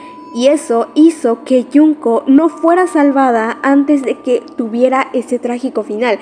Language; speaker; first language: Spanish; native; Spanish